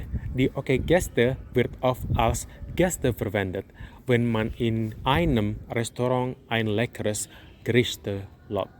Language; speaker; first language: German; non-native, learner; Indonesian